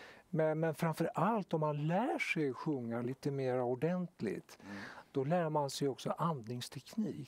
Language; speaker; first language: Swedish; native; Swedish